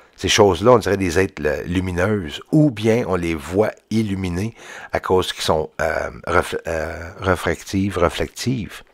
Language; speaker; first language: French; native; French